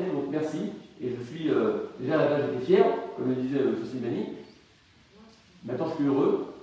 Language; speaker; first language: French; native; French